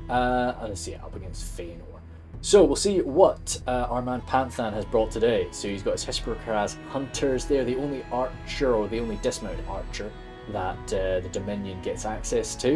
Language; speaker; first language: English; native; English